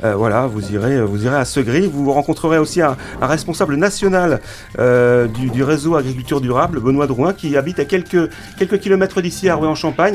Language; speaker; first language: French; native; French